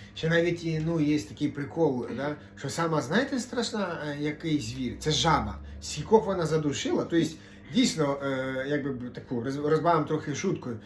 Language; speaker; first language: Ukrainian; non-native, local second language; Russian